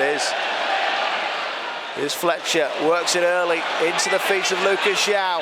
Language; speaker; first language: English; native; English